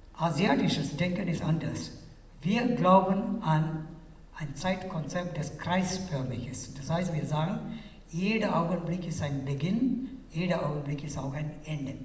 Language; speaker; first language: German; non-native, fluent; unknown